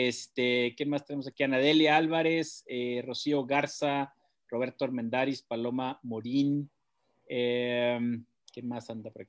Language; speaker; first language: Spanish; native; Spanish